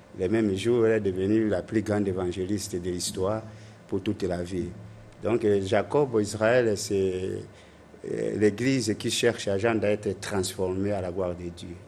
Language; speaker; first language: French; non-native, local second language; Lingala